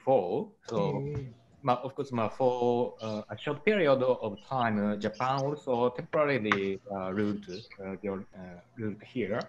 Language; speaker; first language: English; non-native, learner; Japanese